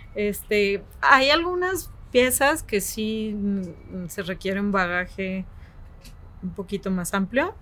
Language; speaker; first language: Spanish; native; Spanish